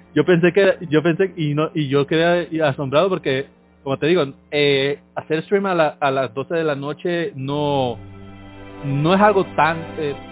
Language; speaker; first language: Spanish; native; Spanish